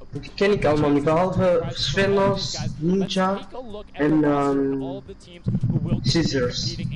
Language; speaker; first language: Dutch; native; Dutch